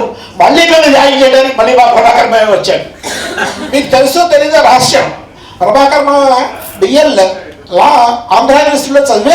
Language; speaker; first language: Telugu; native; Telugu